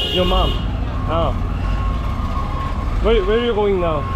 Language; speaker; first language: English; non-native, learner; Korean